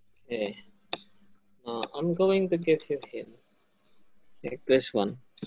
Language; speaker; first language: English; non-native, fluent; Indonesian